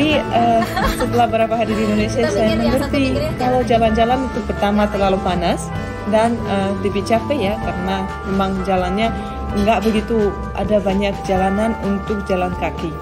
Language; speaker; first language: Indonesian; non-native, fluent; Russian